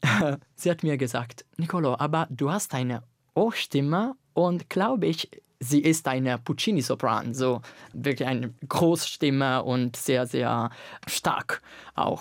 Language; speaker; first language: German; non-native, fluent; Italian